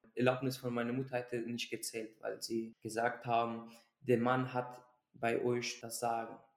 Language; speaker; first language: German; early bilingual, other home language; Persian